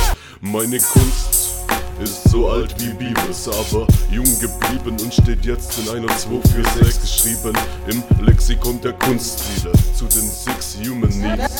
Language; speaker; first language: German; native; German